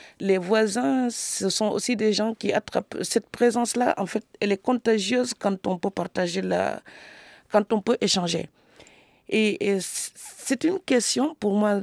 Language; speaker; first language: French; non-native, local second language; Serer